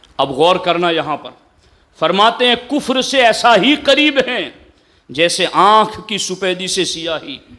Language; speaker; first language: Urdu; non-native, local second language; Gujarati